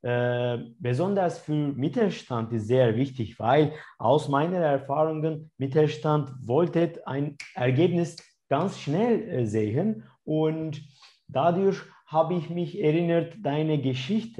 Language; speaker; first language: German; non-native, fluent; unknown